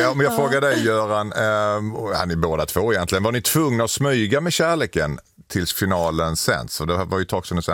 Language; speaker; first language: Swedish; native; Swedish